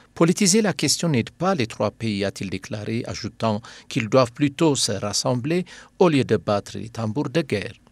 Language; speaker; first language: French; non-native, fluent; Amharic